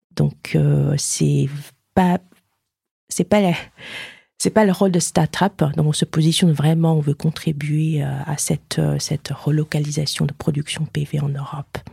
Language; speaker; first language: French; non-native, fluent; Chinese